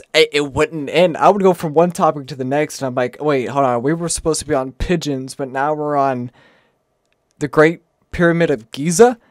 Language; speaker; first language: English; native; English